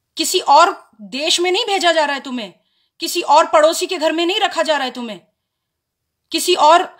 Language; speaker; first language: Hindi; native; Hindi